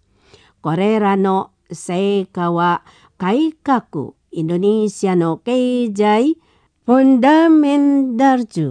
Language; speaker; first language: Japanese; non-native, fluent; Indonesian